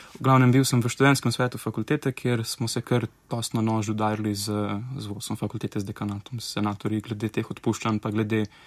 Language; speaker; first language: Slovenian; native; Slovenian